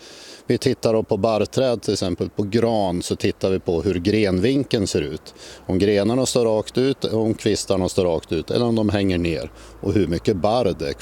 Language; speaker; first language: Swedish; native; Swedish